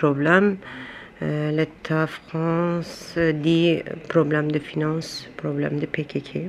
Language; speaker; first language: French; non-native, learner; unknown